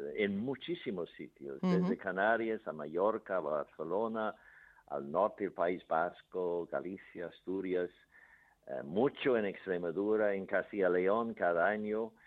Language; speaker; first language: Spanish; non-native, fluent; English